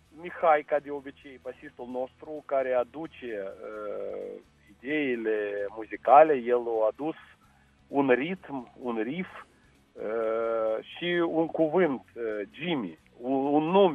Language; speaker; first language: Romanian; non-native, local second language; Russian